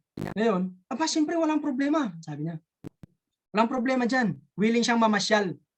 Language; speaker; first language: Filipino; native; Filipino